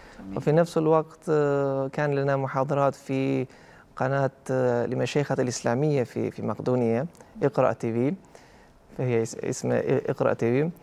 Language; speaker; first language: Arabic; non-native, fluent; Albanian